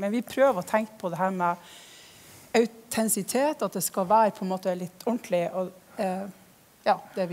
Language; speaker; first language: Norwegian; native; Norwegian